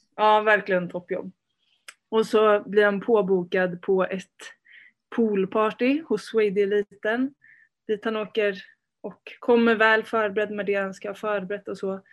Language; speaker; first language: Swedish; early bilingual, other home language; Spanish